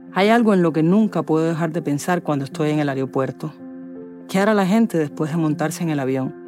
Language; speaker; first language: Spanish; native; Spanish